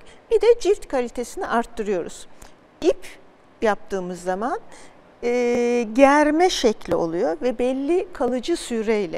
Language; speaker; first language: Turkish; native; Turkish